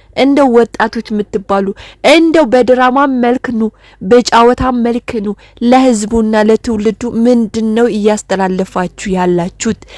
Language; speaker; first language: Amharic; non-native, local second language; Oromo